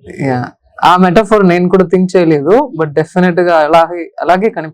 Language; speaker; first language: Telugu; non-native, learner; Tamil